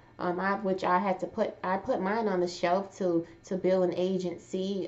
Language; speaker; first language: English; native; English